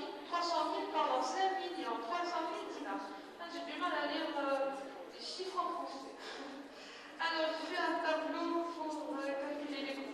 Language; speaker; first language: French; non-native, local second language; Arabic